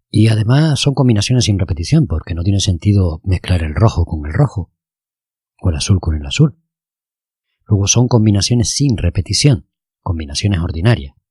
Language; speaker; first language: Spanish; native; Spanish